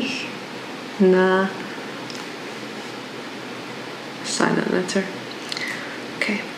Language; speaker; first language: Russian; non-native, learner; English